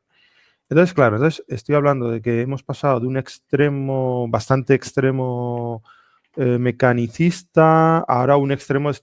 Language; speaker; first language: Spanish; native; Spanish